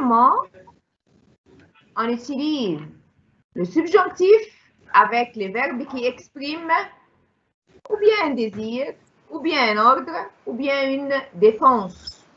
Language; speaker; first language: French; non-native, fluent; Arabic